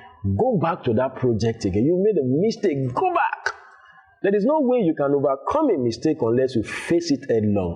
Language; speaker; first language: English; non-native, local second language; Yoruba